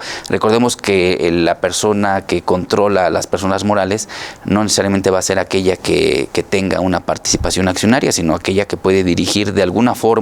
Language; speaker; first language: Spanish; native; Spanish